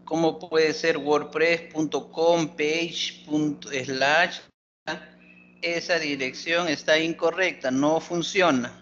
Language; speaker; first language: Spanish; native; Spanish